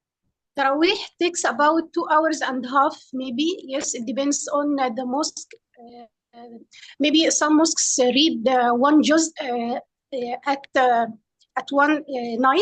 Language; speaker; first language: English; non-native, fluent; Arabic